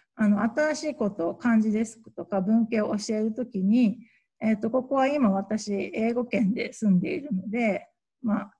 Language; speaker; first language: Japanese; native; Japanese